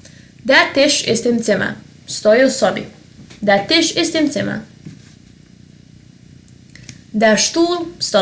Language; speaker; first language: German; non-native, fluent; Serbian